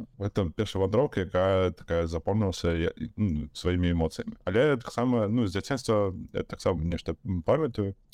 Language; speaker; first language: Belarusian; native; Belarusian